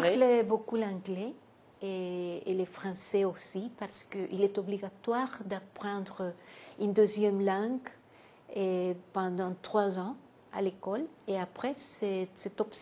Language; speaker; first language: French; non-native, fluent; Spanish